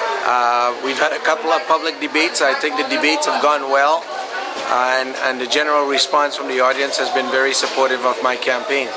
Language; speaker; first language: English; native; English